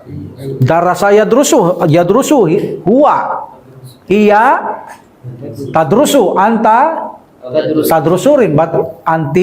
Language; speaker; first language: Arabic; non-native, fluent; Filipino